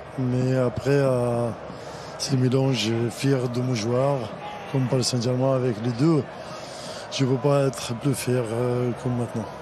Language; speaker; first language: French; non-native, learner; Arabic